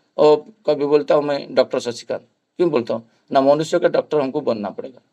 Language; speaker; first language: Hindi; non-native, local second language; Bangla